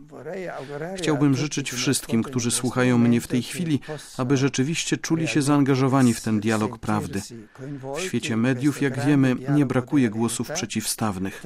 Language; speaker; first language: Polish; non-native, learner; German